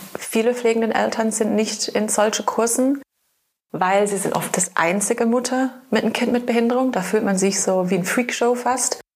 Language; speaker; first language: German; non-native, fluent; English